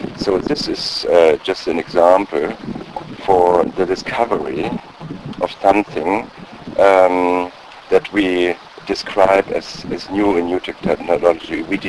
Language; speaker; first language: English; non-native, fluent; German